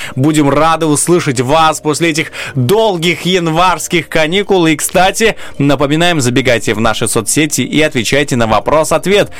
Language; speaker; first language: Russian; non-native, local second language; Romanian